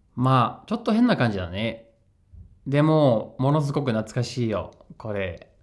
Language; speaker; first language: Japanese; non-native, learner; English